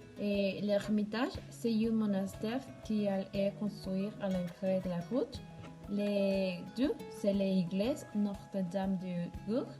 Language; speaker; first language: French; non-native, learner; Spanish